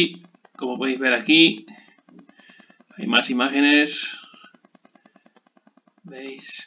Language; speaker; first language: Spanish; native; Spanish